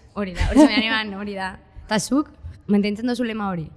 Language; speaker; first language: Basque; native; Basque